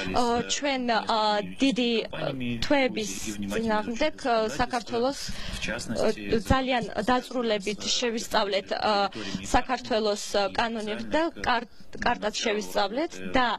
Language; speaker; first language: Georgian; non-native, local second language; Russian